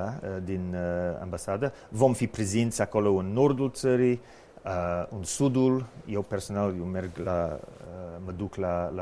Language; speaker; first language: Romanian; non-native, fluent; English